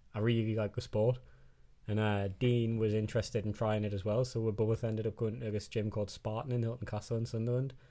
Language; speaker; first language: English; native; English